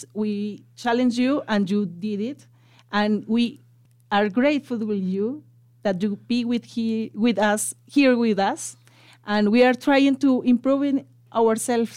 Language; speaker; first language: English; non-native, local second language; Spanish